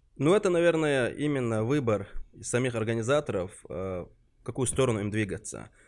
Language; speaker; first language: Russian; non-native, local second language; Chechen